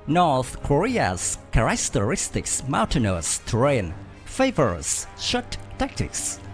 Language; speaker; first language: English; non-native, fluent; Vietnamese